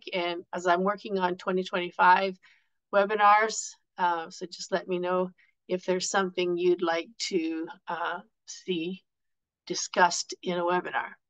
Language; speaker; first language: English; native; English